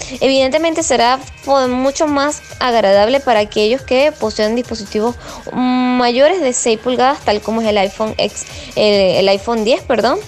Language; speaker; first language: Spanish; native; Spanish